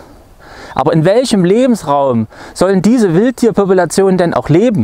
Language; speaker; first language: German; native; German